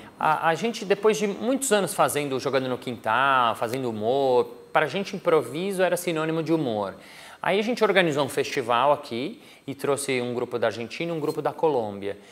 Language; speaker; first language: Portuguese; native; Portuguese